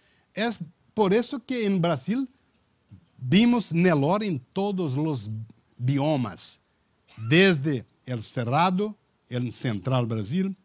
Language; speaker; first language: Spanish; non-native, learner; Portuguese